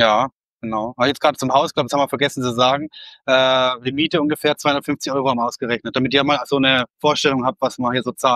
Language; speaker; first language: German; native; German